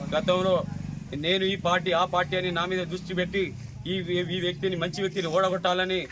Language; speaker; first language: Telugu; non-native, local second language; Lambadi